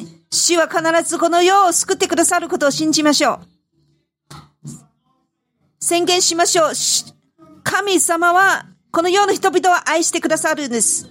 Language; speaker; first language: Japanese; non-native, fluent; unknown